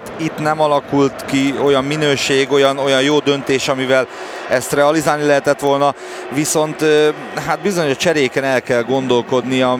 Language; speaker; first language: Hungarian; native; Hungarian